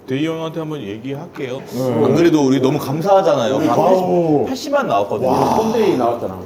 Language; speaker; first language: Korean; native; Korean